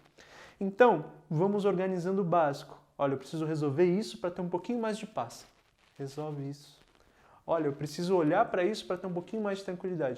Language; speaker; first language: Portuguese; native; Portuguese